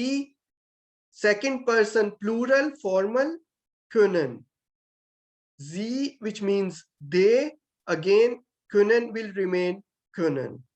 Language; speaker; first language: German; non-native, fluent; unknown